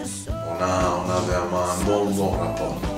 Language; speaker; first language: French; non-native, fluent; Italian